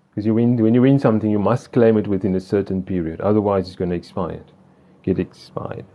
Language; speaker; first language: English; non-native, local second language; Afrikaans